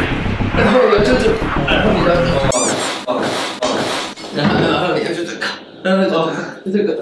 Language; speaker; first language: Chinese; non-native, learner; Thai